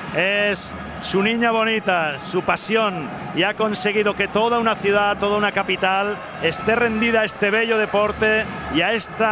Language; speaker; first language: Spanish; native; Spanish